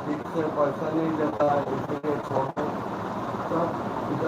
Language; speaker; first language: Hindi; non-native, local second language; Santali